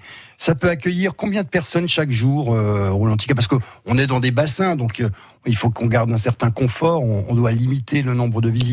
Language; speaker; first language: French; native; French